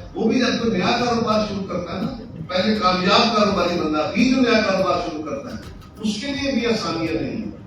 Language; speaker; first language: Urdu; non-native, local second language; Punjabi